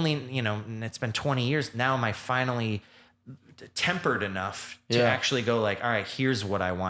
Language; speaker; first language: English; native; English